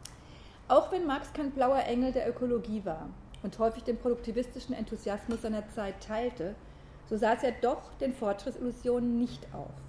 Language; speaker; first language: German; native; German